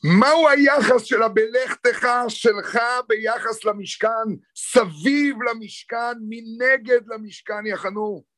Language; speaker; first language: Hebrew; native; Hebrew